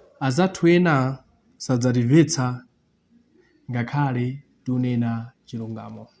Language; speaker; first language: Nyanja; non-native, local second language; Tumbuka